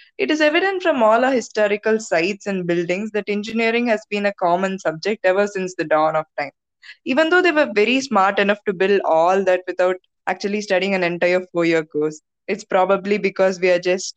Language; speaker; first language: English; non-native, local second language; Tamil